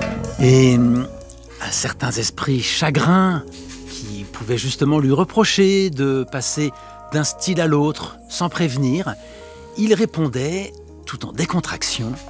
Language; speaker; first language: French; native; French